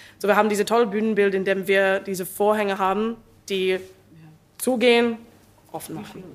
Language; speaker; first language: German; non-native, learner; English